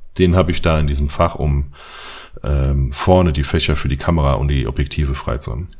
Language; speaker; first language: German; native; German